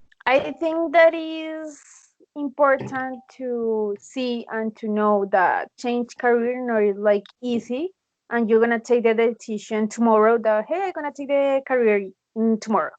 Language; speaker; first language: English; non-native, learner; Spanish